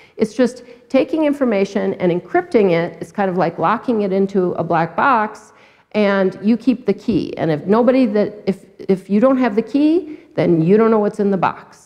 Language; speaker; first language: English; native; English